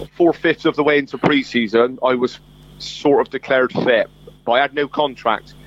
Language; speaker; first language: English; native; English